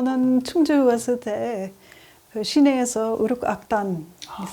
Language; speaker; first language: Korean; non-native, learner; English